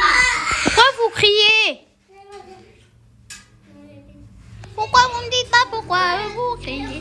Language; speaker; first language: French; native; French